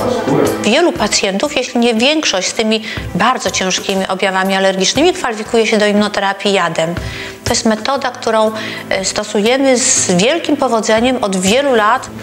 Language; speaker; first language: Polish; native; Polish